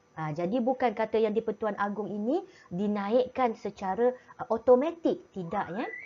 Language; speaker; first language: Malay; native; Malay